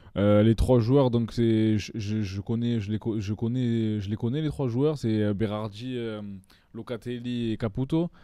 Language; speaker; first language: French; native; French